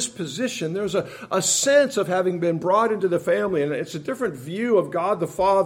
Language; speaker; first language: English; native; English